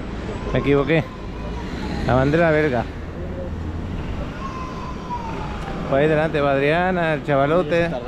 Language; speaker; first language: Spanish; native; Spanish